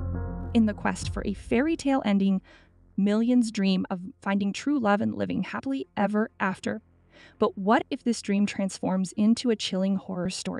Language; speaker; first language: English; native; English